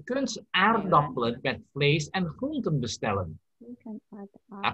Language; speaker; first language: Dutch; non-native, learner; Indonesian